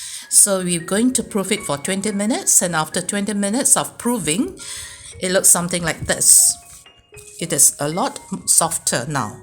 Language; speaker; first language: English; native; English